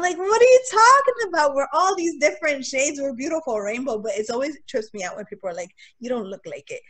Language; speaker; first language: English; early bilingual, other home language; Spanish